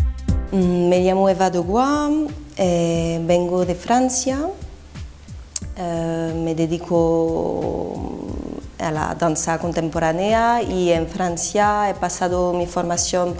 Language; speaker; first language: Spanish; non-native, fluent; French